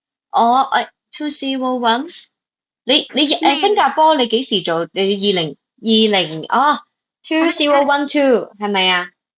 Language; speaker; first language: Cantonese; native; Cantonese